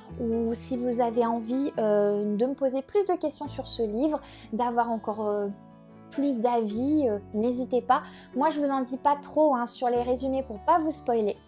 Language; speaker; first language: French; native; French